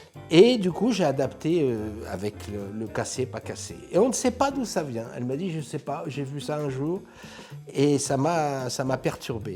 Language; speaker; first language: French; native; French